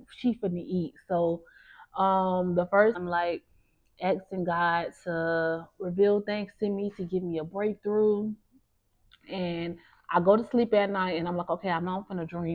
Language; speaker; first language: English; native; English